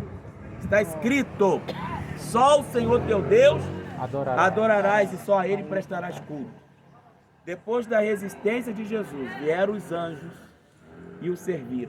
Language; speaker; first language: Portuguese; native; Portuguese